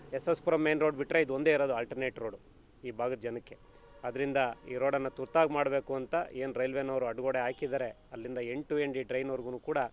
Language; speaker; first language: Kannada; native; Kannada